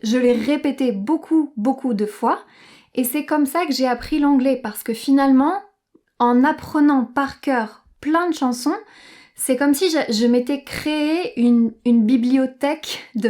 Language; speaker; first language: French; native; French